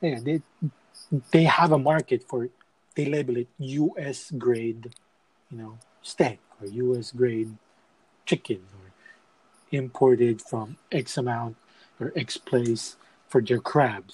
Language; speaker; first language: English; non-native, local second language; Filipino